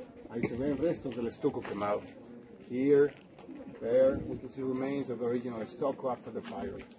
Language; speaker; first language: English; non-native, fluent; Spanish